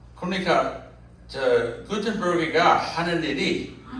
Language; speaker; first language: Korean; non-native, fluent; English